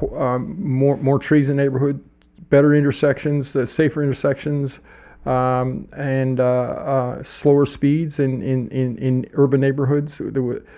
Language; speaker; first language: English; native; English